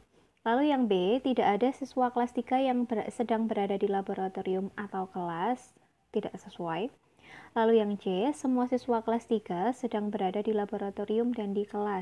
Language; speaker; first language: Indonesian; native; Indonesian